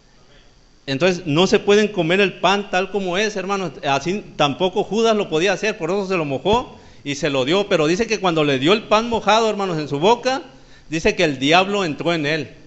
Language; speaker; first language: Spanish; native; Spanish